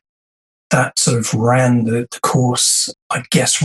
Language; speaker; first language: English; native; English